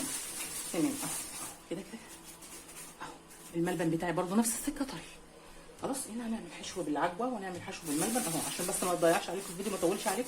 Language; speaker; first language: Arabic; native; Arabic